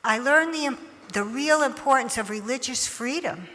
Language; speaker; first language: English; native; English